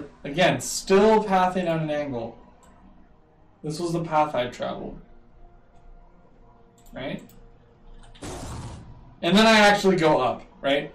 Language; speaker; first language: English; native; English